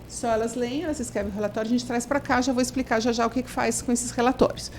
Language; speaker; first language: Portuguese; native; Portuguese